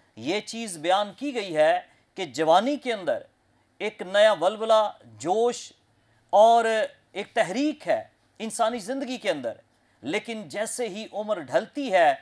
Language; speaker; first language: Urdu; non-native, local second language; Punjabi